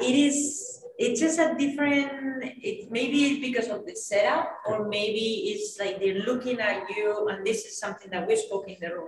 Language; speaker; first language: English; non-native, fluent; Spanish